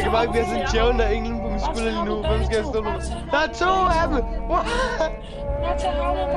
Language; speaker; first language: Danish; native; Danish